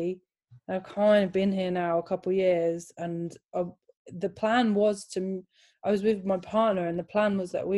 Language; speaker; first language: English; native; English